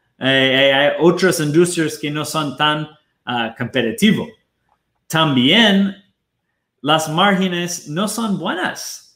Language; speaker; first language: Spanish; non-native, fluent; Portuguese